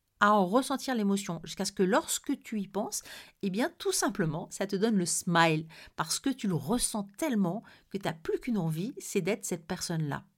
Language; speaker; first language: French; native; French